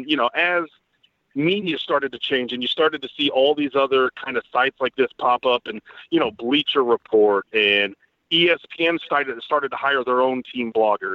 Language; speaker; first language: English; native; English